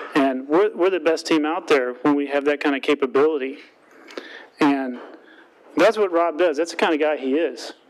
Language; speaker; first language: English; native; English